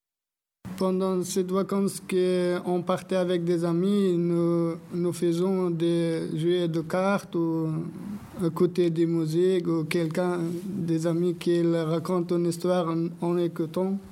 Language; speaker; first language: French; non-native, learner; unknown